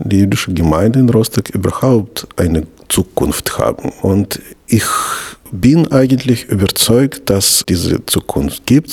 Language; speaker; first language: German; non-native, fluent; Russian